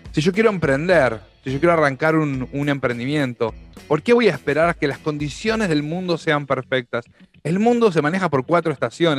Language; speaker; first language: Spanish; native; Spanish